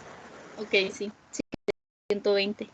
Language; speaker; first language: Spanish; native; Spanish